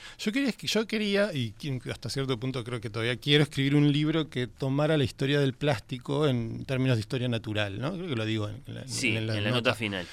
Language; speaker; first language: Spanish; native; Spanish